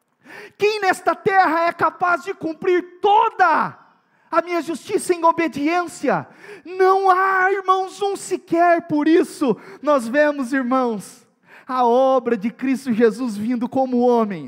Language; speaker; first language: Portuguese; native; Portuguese